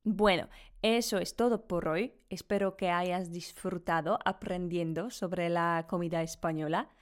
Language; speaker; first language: Spanish; non-native, fluent; Polish